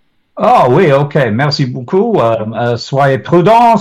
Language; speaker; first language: French; non-native, learner; English